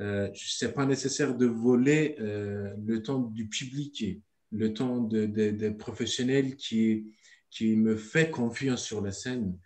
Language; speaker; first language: French; non-native, learner; Turkish